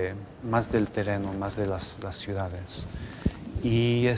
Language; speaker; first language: Spanish; non-native, local second language; English